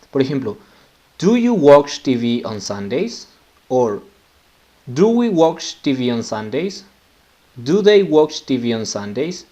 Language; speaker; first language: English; non-native, fluent; Spanish